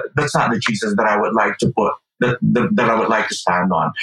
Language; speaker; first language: English; non-native, local second language; Filipino